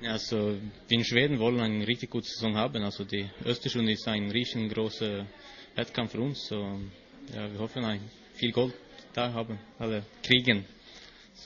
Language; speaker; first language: German; non-native, learner; Swedish